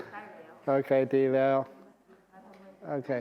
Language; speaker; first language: Thai; non-native, fluent; English